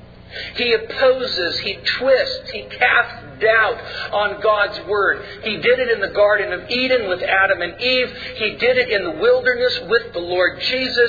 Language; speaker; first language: English; native; English